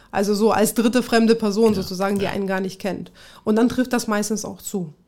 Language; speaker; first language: German; early bilingual, other home language; Russian